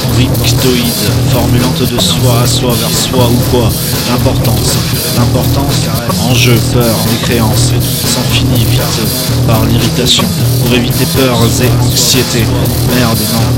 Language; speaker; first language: French; native; French